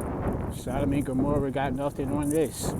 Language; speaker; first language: English; native; English